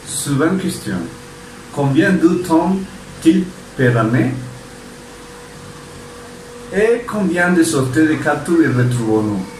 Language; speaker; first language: French; non-native, learner; Spanish